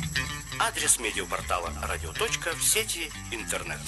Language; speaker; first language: Russian; non-native, learner; English